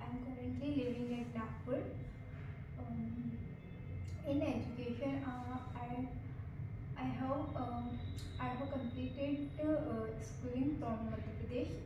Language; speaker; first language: English; non-native, learner; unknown